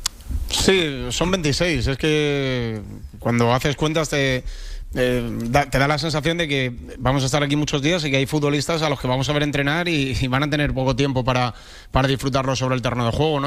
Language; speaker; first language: Spanish; native; Spanish